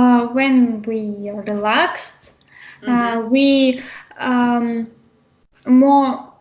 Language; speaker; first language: English; non-native, learner; Russian